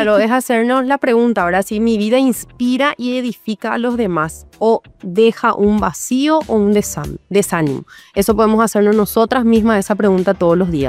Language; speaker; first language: Spanish; native; Spanish